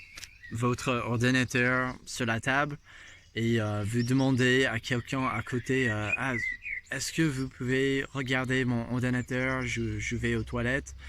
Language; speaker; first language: French; non-native, fluent; English